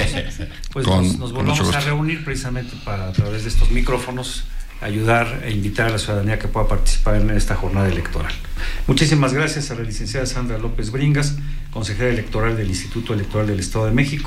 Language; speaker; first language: Spanish; native; Spanish